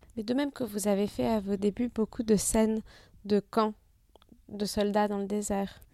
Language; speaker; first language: French; non-native, fluent; Hebrew